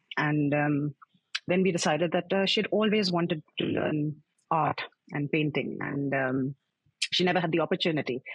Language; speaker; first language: English; non-native, local second language; Hindi